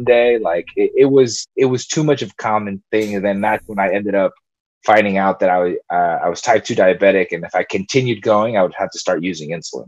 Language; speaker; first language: English; early bilingual, other home language; Spanish